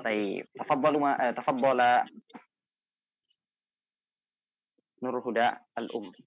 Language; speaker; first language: Arabic; non-native, fluent; Indonesian